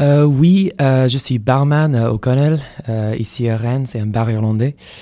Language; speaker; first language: French; non-native, fluent; English